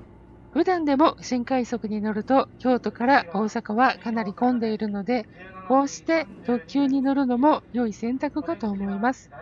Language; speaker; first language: Japanese; native; Japanese